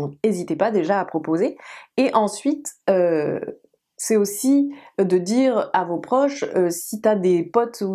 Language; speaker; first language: French; native; French